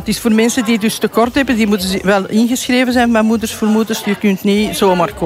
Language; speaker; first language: Dutch; native; Dutch